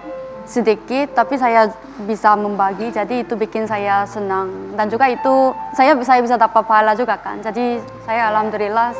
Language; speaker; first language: Indonesian; non-native, fluent; Korean